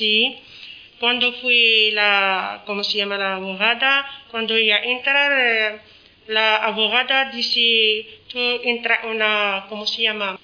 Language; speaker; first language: Spanish; non-native, learner; Arabic